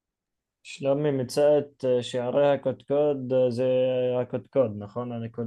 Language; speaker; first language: Hebrew; non-native, local second language; Arabic